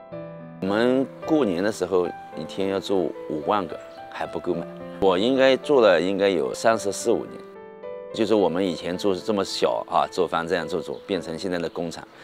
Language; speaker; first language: Chinese; native; Chinese